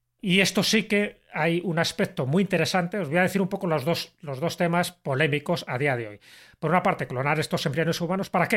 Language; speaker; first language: Spanish; native; Spanish